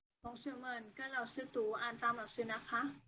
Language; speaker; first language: Chinese; non-native, fluent; Thai